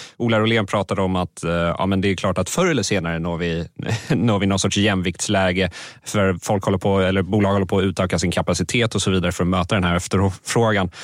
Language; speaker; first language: Swedish; native; Swedish